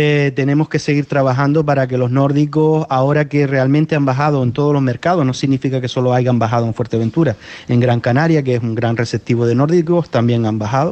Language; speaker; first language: Spanish; native; Spanish